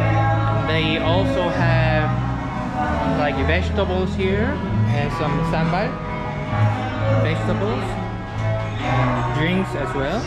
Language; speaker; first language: English; non-native, fluent; Korean